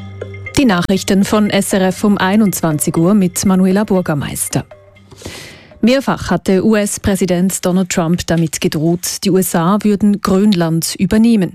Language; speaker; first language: German; native; German